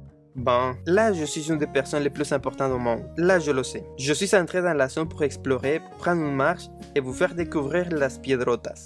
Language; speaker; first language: French; non-native, fluent; Spanish